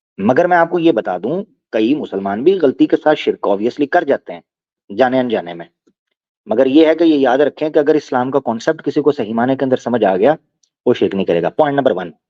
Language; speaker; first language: Urdu; non-native, local second language; Punjabi